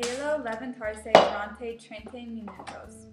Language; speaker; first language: Spanish; non-native, learner; English